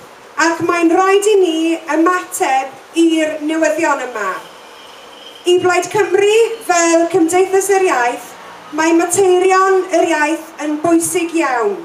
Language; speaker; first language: Welsh; non-native, local second language; English